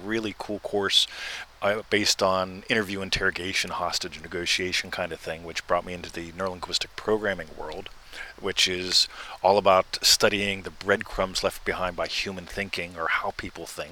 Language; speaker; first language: English; native; English